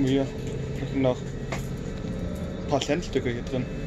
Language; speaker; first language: German; native; German